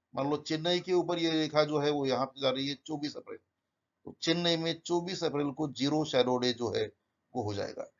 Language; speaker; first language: Hindi; non-native, local second language; Marathi